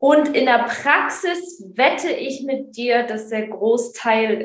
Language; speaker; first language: German; native; German